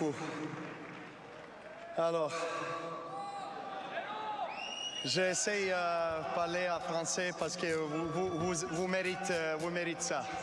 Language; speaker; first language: French; non-native, fluent; Serbian